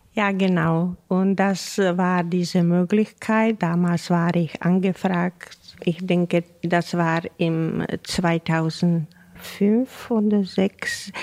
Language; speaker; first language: German; non-native, fluent; Czech